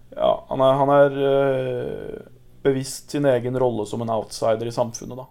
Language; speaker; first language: Norwegian; native; Norwegian